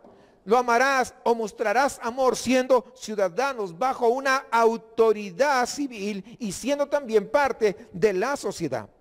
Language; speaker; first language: Spanish; native; Spanish